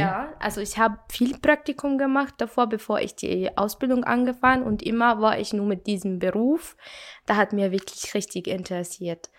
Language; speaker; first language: German; non-native, learner; Arabic